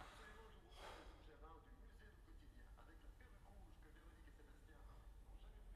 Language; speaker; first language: French; native; French